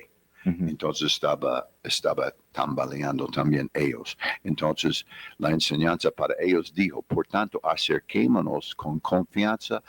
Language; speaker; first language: Spanish; non-native, fluent; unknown